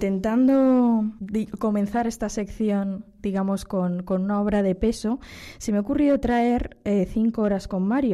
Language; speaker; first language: Spanish; native; Spanish